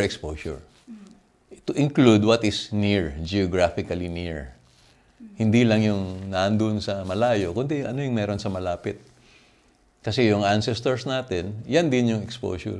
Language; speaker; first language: English; non-native, local second language; Filipino